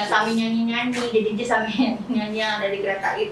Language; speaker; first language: Indonesian; native; Indonesian